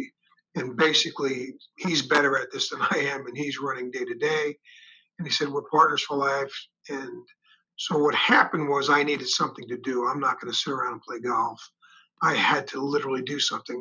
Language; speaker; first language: English; native; English